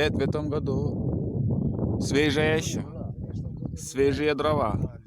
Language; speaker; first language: Russian; native; Russian